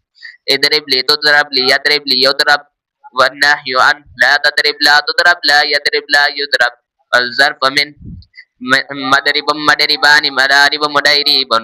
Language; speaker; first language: Arabic; non-native, learner; Urdu